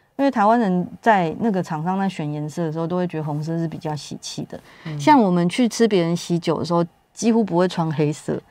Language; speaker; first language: Chinese; native; Chinese